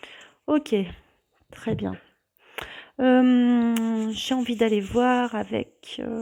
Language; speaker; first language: French; native; French